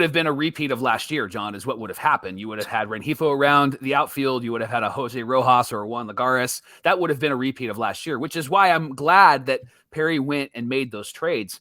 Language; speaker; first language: English; native; English